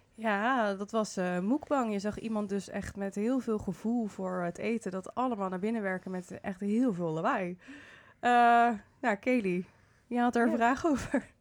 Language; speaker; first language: Dutch; early bilingual, other home language; Indonesian